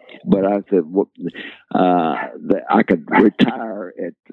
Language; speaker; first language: English; native; English